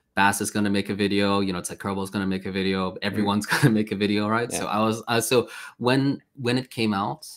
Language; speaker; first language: English; non-native, fluent; Swedish